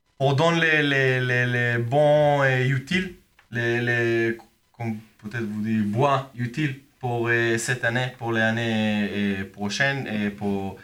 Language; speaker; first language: French; non-native, learner; Hebrew